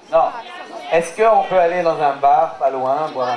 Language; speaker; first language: French; native; French